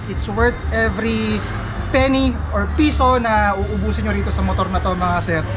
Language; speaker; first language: Filipino; native; Filipino